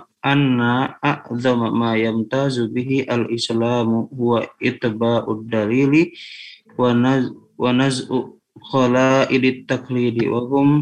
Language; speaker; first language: Arabic; non-native, learner; Indonesian